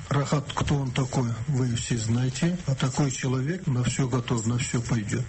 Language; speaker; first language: Russian; non-native, local second language; Kazakh